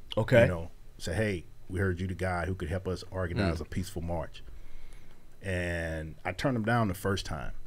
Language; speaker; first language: English; native; English